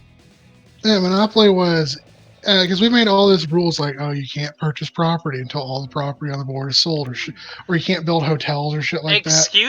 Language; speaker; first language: English; native; English